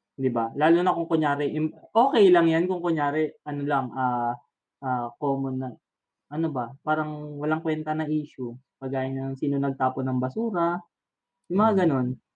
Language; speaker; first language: Filipino; native; Filipino